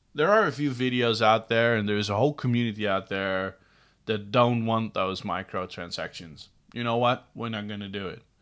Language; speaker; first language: English; non-native, fluent; Dutch